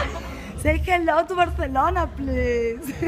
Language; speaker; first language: English; non-native, learner; Portuguese